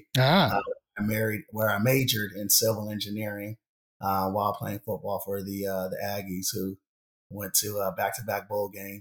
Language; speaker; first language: English; native; English